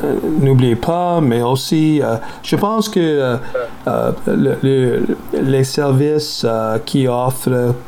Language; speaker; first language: French; non-native, learner; English